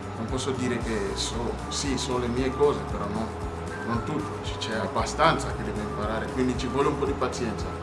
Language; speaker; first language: Italian; non-native, fluent; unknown